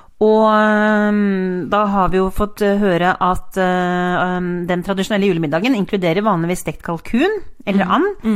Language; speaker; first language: Norwegian; native; Norwegian